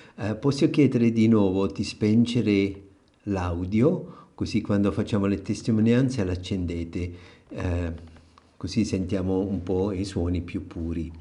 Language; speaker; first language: Italian; non-native, fluent; German